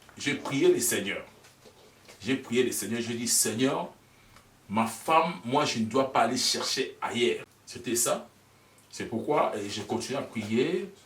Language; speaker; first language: French; non-native, local second language; Lingala